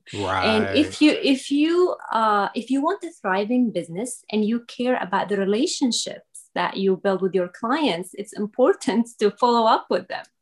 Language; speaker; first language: English; non-native, fluent; Arabic